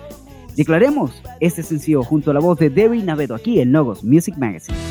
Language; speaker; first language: Spanish; native; Spanish